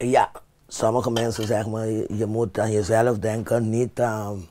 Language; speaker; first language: Dutch; non-native, fluent; Papiamento